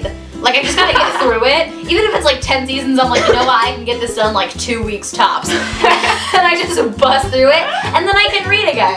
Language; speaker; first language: English; native; English